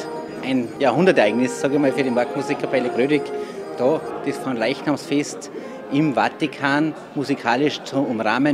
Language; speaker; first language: German; native; German